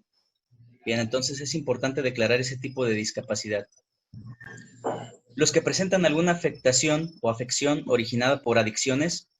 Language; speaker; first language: Spanish; native; Spanish